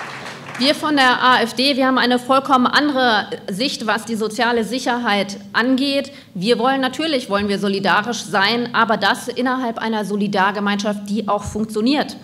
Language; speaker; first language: German; native; German